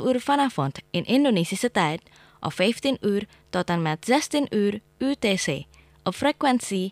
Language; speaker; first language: Dutch; non-native, fluent; Indonesian